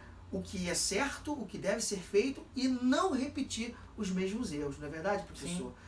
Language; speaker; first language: Portuguese; native; Portuguese